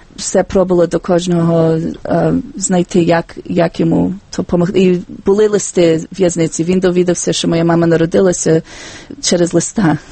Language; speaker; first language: Ukrainian; early bilingual, heritage; Ukrainian